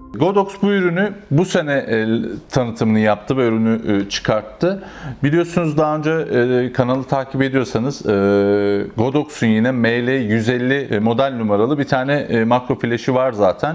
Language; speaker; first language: Turkish; native; Turkish